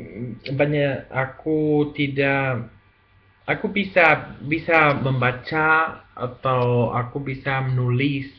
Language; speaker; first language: Indonesian; non-native, learner; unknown